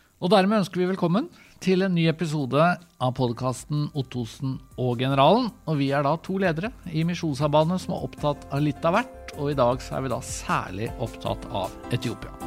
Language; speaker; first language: Norwegian; native; Norwegian